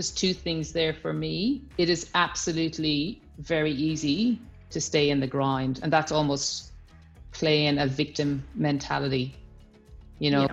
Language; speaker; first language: English; native; English